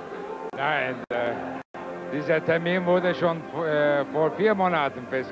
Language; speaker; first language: German; non-native, fluent; Turkish